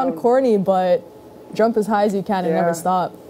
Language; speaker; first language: English; early bilingual, other home language; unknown